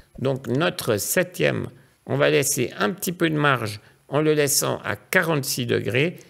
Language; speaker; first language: French; native; French